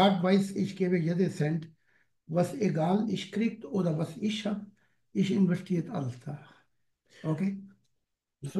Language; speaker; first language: German; non-native, learner; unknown